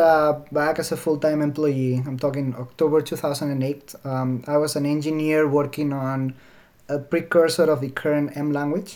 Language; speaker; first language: English; non-native, fluent; Spanish